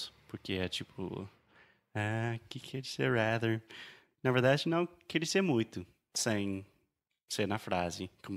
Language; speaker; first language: Portuguese; non-native, fluent; English